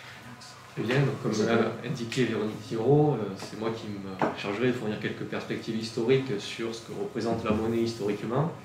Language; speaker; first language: French; native; French